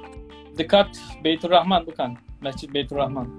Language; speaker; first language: Indonesian; non-native, fluent; Turkish